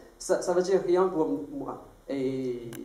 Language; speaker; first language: French; non-native, fluent; Chinese